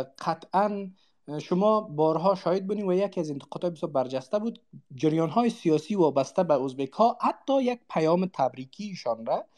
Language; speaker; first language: Persian; non-native, local second language; Uzbek